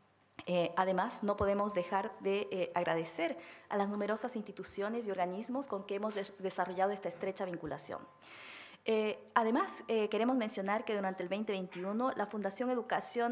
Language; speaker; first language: Spanish; native; Spanish